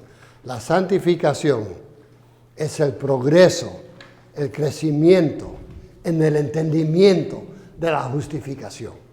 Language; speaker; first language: Spanish; non-native, fluent; English